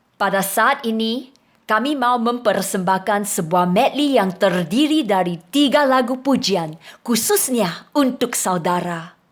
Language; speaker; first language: Indonesian; non-native, fluent; English